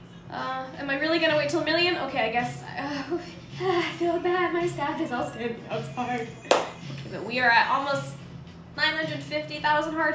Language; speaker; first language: English; early bilingual, other home language; Korean